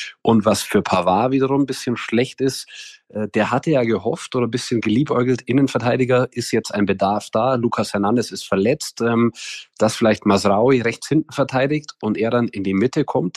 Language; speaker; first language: German; native; German